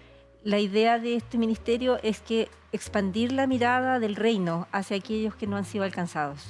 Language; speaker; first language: Spanish; native; Spanish